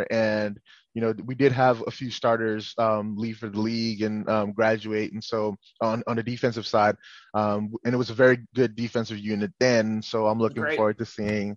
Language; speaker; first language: English; non-native, local second language; Yoruba